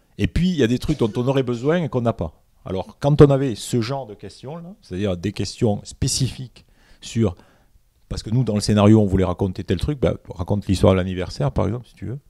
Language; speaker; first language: French; native; French